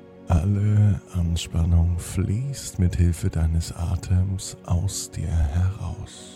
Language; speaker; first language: German; native; German